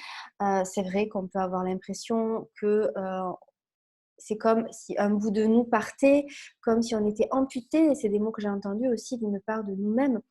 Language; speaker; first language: French; native; French